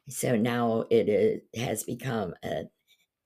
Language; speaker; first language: English; native; English